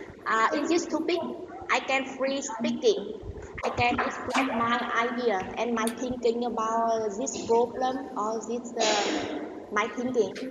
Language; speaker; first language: English; non-native, learner; Vietnamese